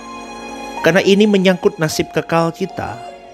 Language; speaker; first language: Indonesian; native; Indonesian